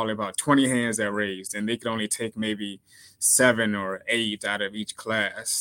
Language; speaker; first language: English; native; English